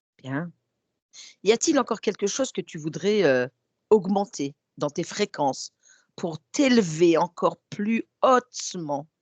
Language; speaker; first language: French; native; French